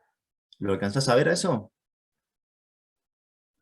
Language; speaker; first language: Spanish; native; Spanish